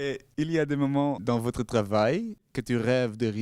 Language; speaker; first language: French; non-native, learner; Dutch